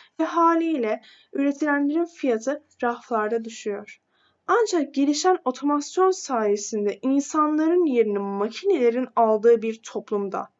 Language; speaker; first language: Turkish; native; Turkish